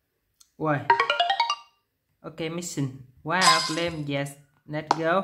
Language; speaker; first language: English; non-native, learner; Vietnamese